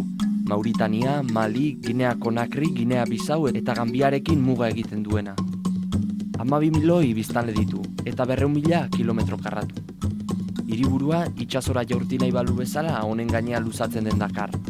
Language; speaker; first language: Basque; native; Basque